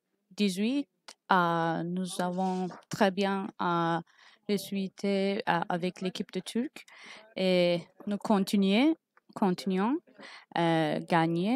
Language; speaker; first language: French; non-native, learner; Turkish